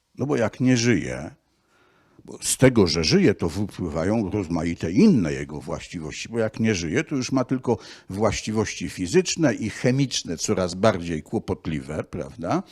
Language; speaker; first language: Polish; native; Polish